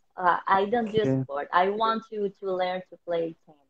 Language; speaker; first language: English; non-native, learner; Spanish